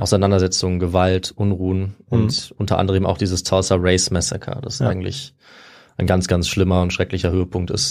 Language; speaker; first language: German; native; German